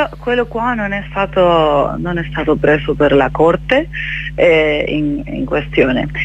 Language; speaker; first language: Italian; non-native, fluent; Spanish